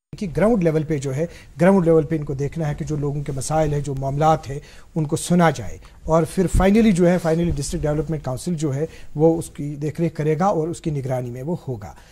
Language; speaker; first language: Hindi; non-native, local second language; Kashmiri